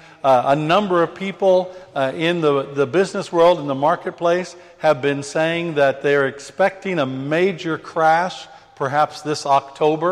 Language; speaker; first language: English; native; English